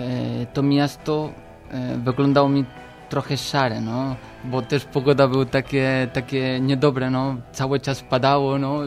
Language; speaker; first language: Polish; non-native, learner; Spanish